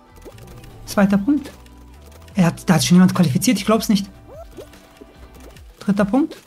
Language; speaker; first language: German; native; German